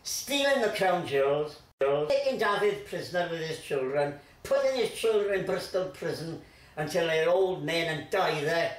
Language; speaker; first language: English; native; English